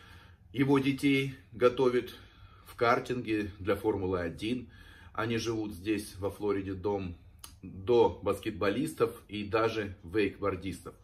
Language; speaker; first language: Russian; native; Russian